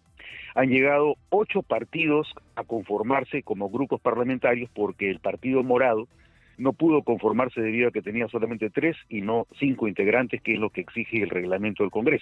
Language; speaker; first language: Spanish; native; Spanish